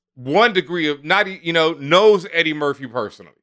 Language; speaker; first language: English; native; English